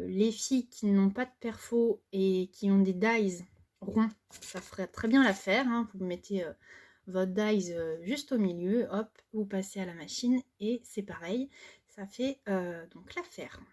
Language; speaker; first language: French; native; French